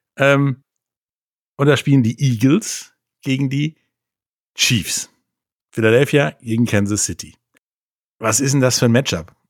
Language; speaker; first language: German; native; German